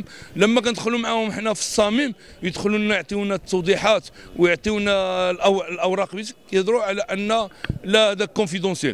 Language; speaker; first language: Arabic; native; Arabic